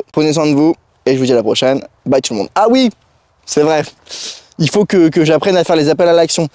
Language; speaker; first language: French; native; French